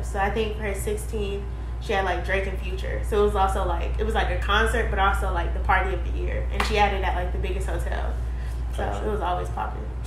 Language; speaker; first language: English; native; English